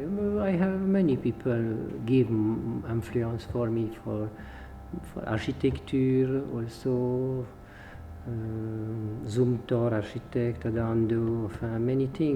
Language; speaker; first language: English; non-native, learner; Hungarian